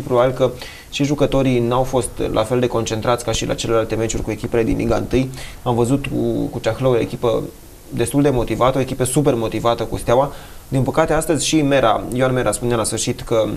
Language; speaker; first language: Romanian; native; Romanian